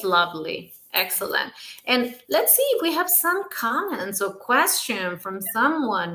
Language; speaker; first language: English; non-native, fluent; Spanish